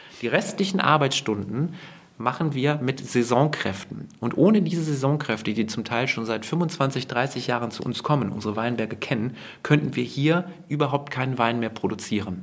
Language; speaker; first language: German; native; German